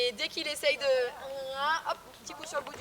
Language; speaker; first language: French; native; French